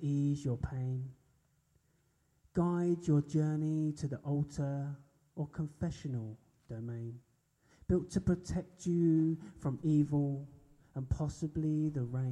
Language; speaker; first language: English; native; English